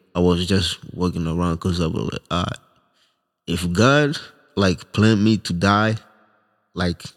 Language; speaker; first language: English; non-native, local second language; Swahili